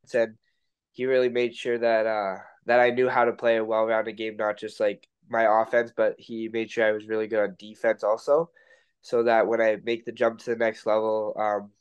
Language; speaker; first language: English; native; English